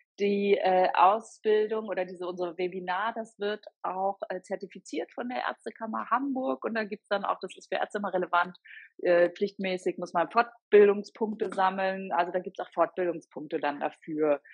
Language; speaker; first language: German; native; German